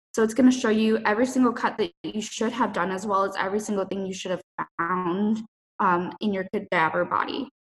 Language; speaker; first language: English; native; English